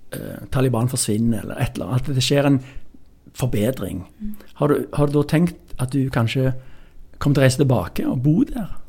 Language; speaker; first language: Norwegian; native; Norwegian